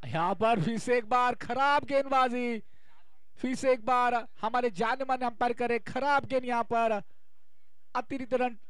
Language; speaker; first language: Hindi; non-native, local second language; Marathi